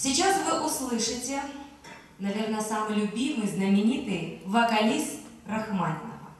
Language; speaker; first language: Russian; native; Russian